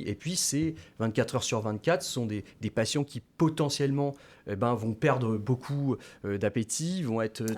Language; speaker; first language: French; native; French